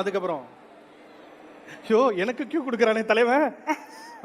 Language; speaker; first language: Tamil; native; Tamil